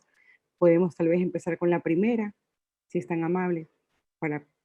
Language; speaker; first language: Spanish; native; Spanish